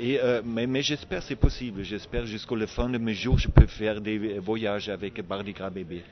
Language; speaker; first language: French; non-native, fluent; German